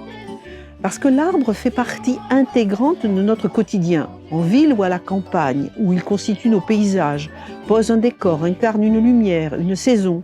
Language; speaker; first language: French; native; French